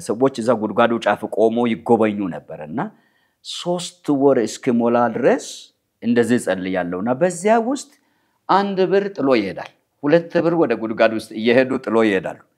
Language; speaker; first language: Amharic; non-native, local second language; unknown